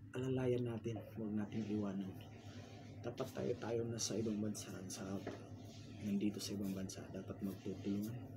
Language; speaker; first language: Filipino; non-native, local second language; Cebuano